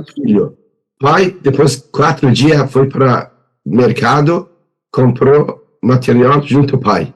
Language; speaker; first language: Portuguese; non-native, learner; Persian